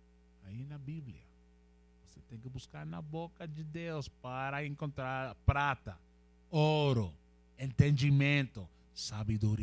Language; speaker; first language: Portuguese; non-native, learner; Spanish